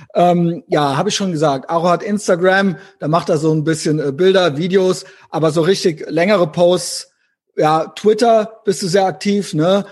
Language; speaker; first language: German; native; German